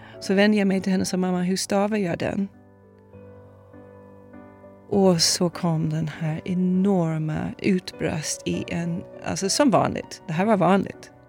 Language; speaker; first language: Swedish; non-native, fluent; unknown